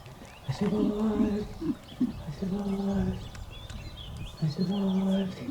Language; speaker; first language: English; non-native, fluent; French